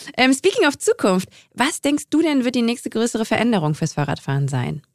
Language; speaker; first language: German; native; German